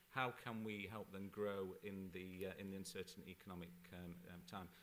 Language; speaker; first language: English; native; English